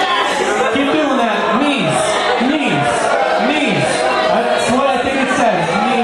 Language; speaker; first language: English; native; English